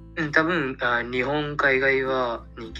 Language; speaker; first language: Japanese; non-native, learner; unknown